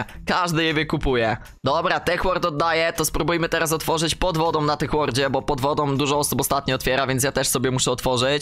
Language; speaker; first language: Polish; native; Polish